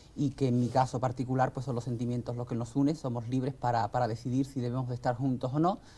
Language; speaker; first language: Spanish; early bilingual, other home language; Arabic